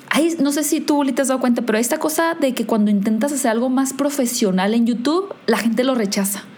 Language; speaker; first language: Spanish; native; Spanish